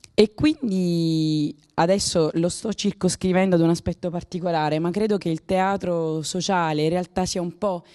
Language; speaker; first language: Italian; native; Italian